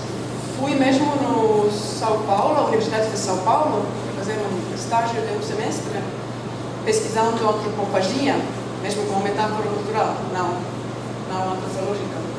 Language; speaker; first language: Portuguese; non-native, fluent; Estonian